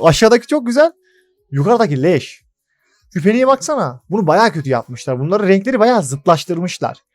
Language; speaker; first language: Turkish; native; Turkish